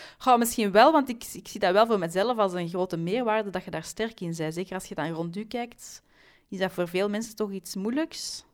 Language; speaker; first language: Dutch; native; Dutch